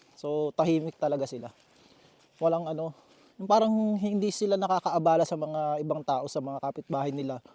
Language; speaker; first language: Filipino; native; Filipino